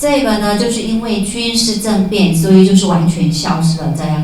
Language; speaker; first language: Chinese; native; Chinese